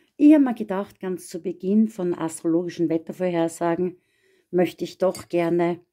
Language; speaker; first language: German; native; German